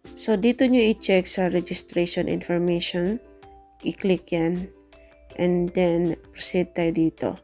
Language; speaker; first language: Filipino; native; Filipino